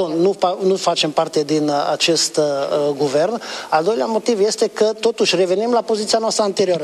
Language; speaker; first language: Romanian; non-native, local second language; Hungarian